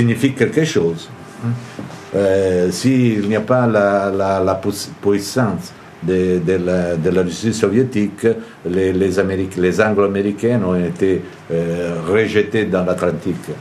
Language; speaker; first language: French; non-native, fluent; Italian